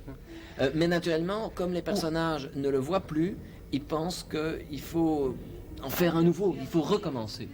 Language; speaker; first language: French; native; French